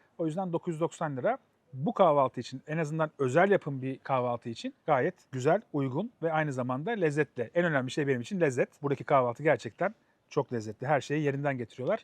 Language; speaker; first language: Turkish; native; Turkish